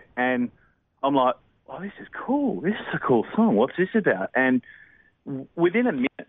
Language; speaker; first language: English; native; English